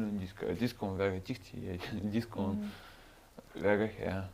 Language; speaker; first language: Estonian; non-native, local second language; Russian